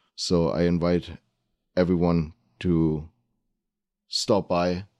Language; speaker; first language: English; early bilingual, other home language; German